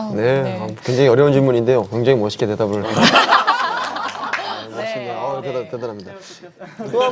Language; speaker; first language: Korean; native; Korean